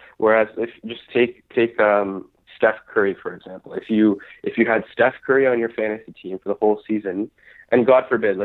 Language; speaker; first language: English; native; English